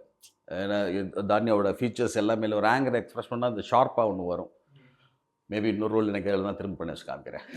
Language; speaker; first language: Tamil; native; Tamil